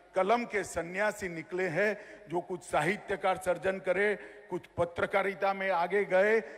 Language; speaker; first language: Hindi; non-native, local second language; Gujarati